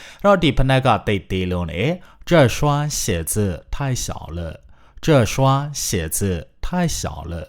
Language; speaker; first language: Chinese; non-native, fluent; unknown